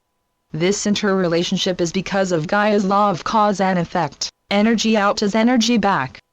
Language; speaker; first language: English; native; English